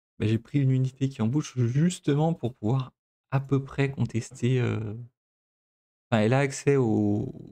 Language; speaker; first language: French; native; French